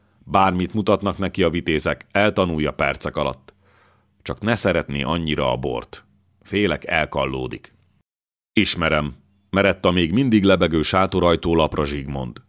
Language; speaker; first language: Hungarian; native; Hungarian